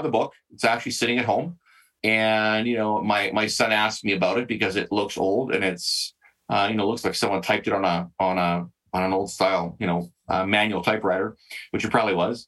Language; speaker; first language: English; native; English